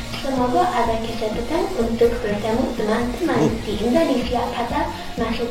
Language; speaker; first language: Indonesian; non-native, learner; English